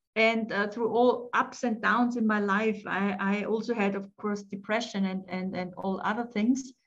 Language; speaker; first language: English; non-native, fluent; German